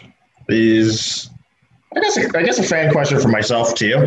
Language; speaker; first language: English; native; English